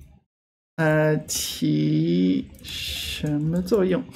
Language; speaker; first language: Chinese; non-native, learner; English